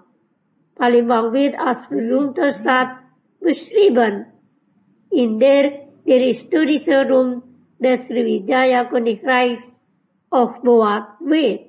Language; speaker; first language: German; non-native, learner; Indonesian